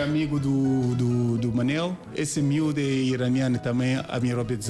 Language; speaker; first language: Portuguese; non-native, learner; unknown